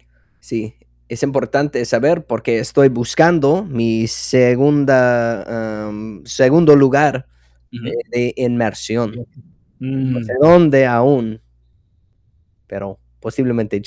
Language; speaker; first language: Spanish; non-native, fluent; English